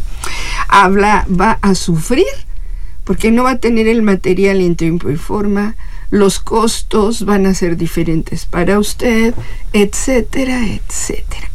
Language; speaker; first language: Spanish; native; Spanish